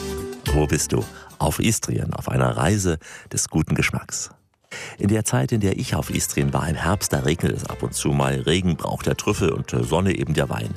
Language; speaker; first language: German; native; German